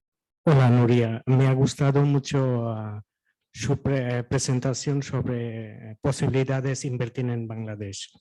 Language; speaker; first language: Spanish; non-native, learner; Bangla